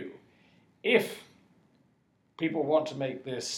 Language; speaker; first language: English; native; English